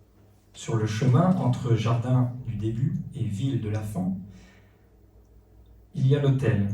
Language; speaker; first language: French; native; French